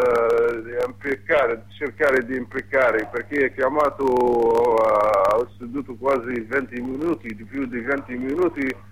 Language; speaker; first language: Italian; non-native, learner; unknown